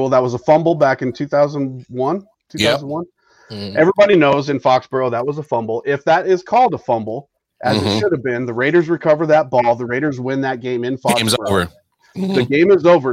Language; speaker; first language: English; native; English